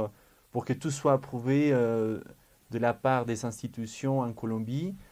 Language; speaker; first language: French; non-native, fluent; Spanish